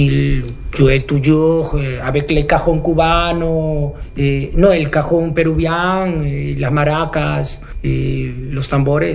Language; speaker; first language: French; non-native, learner; Spanish